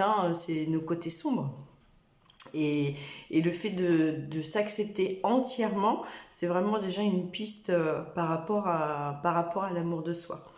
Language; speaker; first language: French; native; French